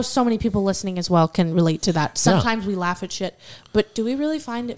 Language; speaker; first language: English; native; English